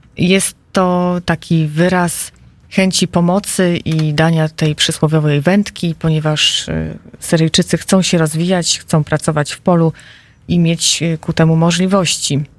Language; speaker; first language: Polish; native; Polish